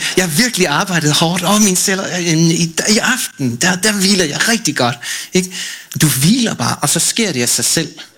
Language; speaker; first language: Danish; non-native, fluent; English